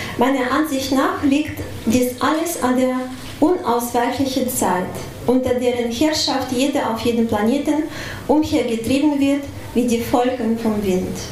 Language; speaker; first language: German; non-native, fluent; Russian